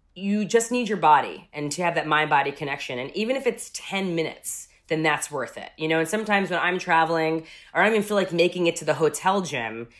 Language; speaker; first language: English; native; English